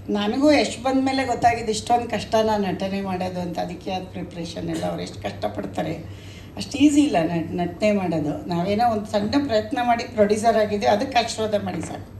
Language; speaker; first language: Kannada; native; Kannada